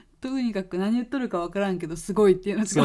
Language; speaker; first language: Japanese; native; Japanese